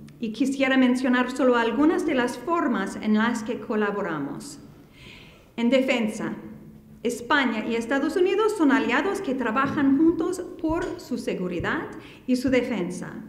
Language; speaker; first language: Spanish; non-native, fluent; English